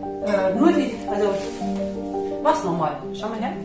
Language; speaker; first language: German; non-native, learner; Filipino